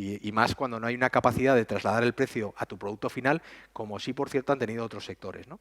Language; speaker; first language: Spanish; native; Spanish